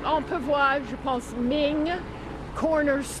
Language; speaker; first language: French; non-native, fluent; English